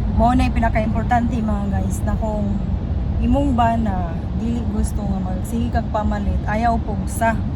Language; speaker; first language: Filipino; non-native, local second language; Cebuano